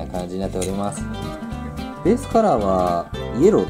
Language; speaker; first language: Japanese; native; Japanese